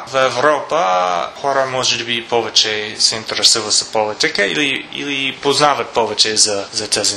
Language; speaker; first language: Bulgarian; non-native, learner; English